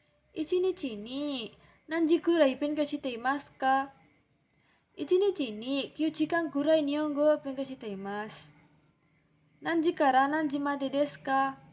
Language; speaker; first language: Japanese; non-native, learner; Indonesian